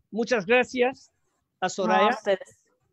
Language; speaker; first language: Spanish; non-native, learner; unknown